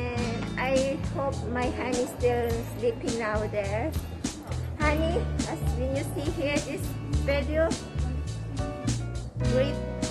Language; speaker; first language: English; non-native, local second language; Filipino